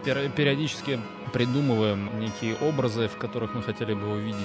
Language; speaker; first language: Russian; native; Russian